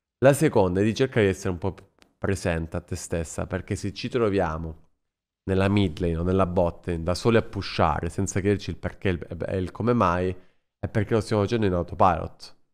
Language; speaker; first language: Italian; native; Italian